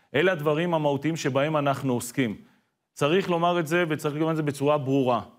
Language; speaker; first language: Hebrew; native; Hebrew